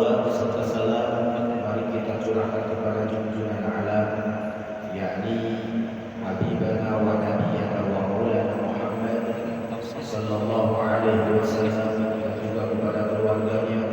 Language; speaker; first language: Indonesian; native; Indonesian